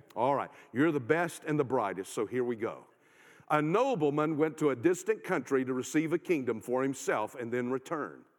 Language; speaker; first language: English; native; English